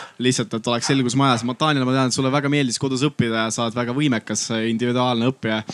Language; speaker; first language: Estonian; non-native, local second language; Russian